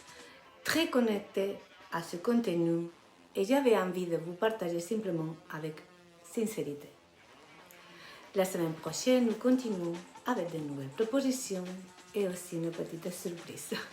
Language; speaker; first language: French; non-native, fluent; Spanish